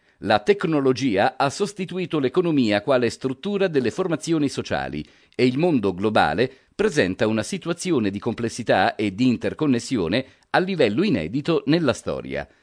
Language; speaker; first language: Italian; native; Italian